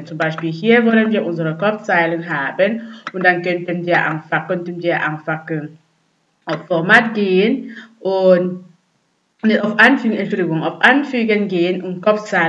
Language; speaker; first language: German; non-native, fluent; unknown